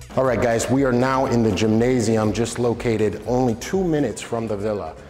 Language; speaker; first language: English; native; English